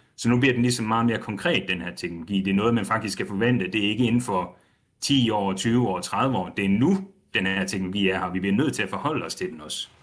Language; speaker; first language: Danish; native; Danish